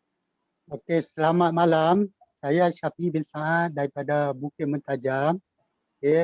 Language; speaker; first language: Malay; native; Malay